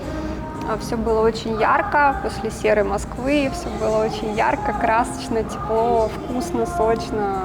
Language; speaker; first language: Russian; native; Russian